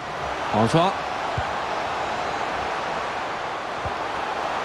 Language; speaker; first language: Chinese; native; Chinese